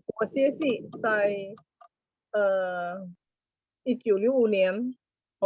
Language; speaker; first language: Chinese; non-native, learner; Indonesian